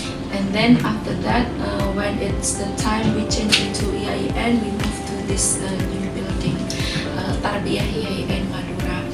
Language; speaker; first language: English; non-native, fluent; Indonesian